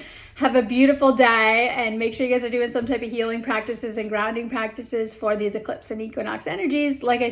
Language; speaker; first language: English; native; English